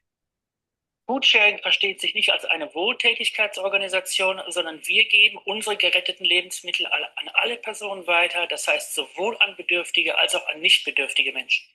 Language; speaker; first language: German; native; German